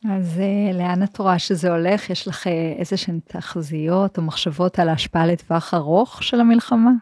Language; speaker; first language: Hebrew; native; Hebrew